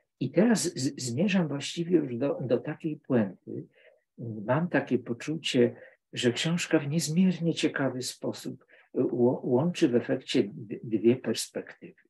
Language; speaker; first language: Polish; native; Polish